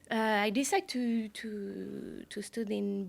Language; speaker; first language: English; non-native, learner; French